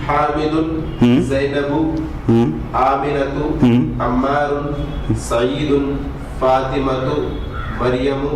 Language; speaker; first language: Arabic; non-native, learner; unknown